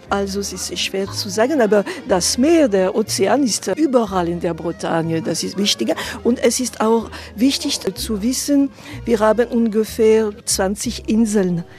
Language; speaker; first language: German; non-native, fluent; French